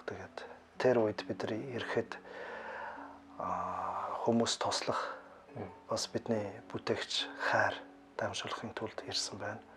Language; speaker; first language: Mongolian; non-native, learner; German